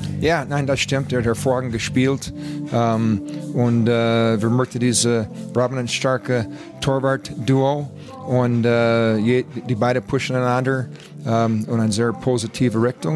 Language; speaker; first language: German; non-native, fluent; English